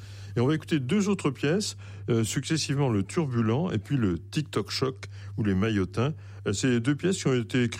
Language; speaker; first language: French; native; French